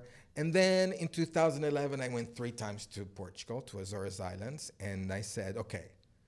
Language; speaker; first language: English; native; English